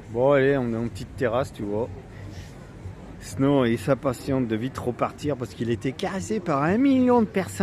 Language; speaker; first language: French; native; French